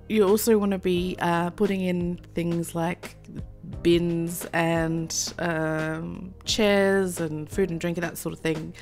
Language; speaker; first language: English; native; English